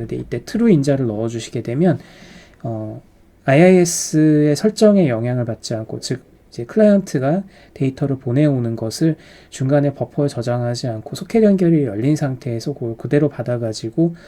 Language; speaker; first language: Korean; native; Korean